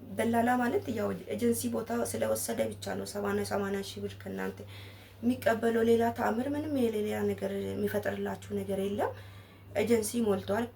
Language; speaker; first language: Amharic; native; Amharic